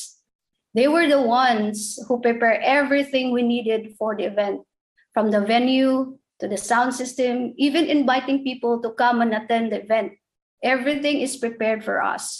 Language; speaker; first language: English; non-native, local second language; Cebuano